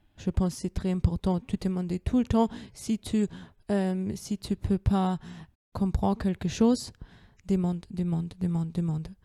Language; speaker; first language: French; non-native, learner; German